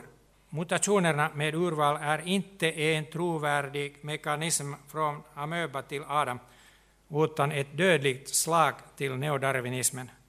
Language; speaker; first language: Swedish; non-native, local second language; Finnish